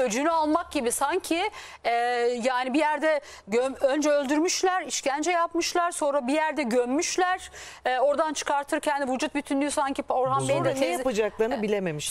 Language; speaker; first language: Turkish; native; Turkish